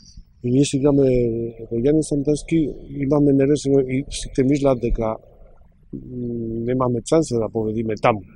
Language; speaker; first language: Macedonian; non-native, learner; Spanish